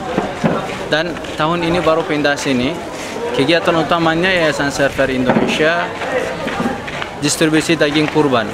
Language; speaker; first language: Indonesian; non-native, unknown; Turkish